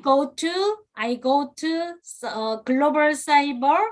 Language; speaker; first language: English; non-native, fluent; Korean